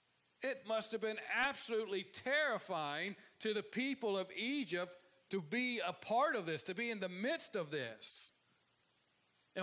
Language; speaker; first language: English; native; English